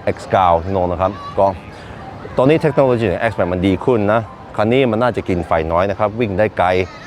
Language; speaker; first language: Thai; non-native, fluent; Norwegian